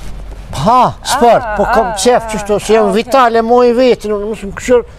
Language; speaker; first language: German; non-native, learner; Albanian